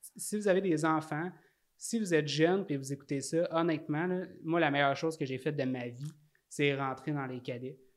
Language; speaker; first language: French; native; French